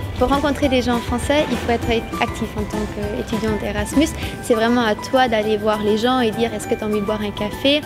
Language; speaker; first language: French; non-native, fluent; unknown